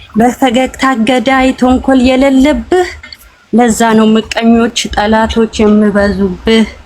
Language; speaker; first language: Amharic; non-native, local second language; Oromo